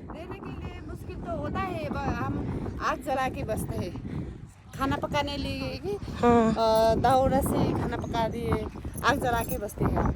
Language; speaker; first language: Hindi; non-native, learner; Nepali